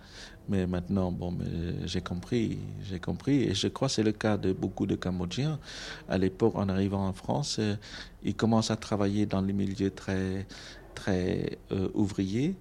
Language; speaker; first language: French; non-native, local second language; Khmer